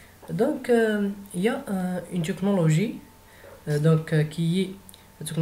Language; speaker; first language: French; non-native, fluent; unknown